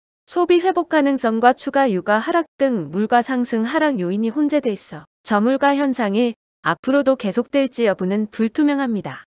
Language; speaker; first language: Korean; native; Korean